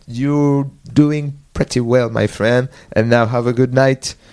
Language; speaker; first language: English; non-native, learner; French